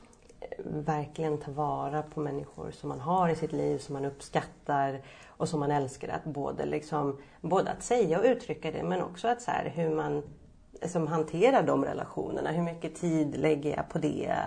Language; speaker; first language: Swedish; native; Swedish